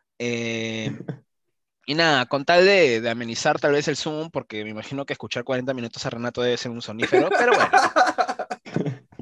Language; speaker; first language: Spanish; native; Spanish